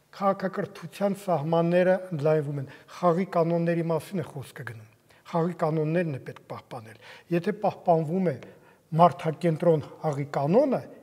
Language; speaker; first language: Armenian; native; Armenian